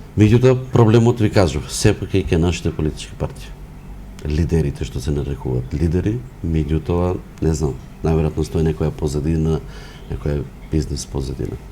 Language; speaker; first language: Macedonian; non-native, local second language; Romany